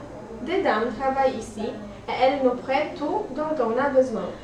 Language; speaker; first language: French; non-native, learner; Polish